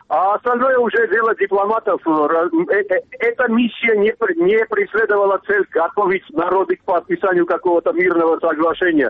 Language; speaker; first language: Russian; non-native, local second language; Armenian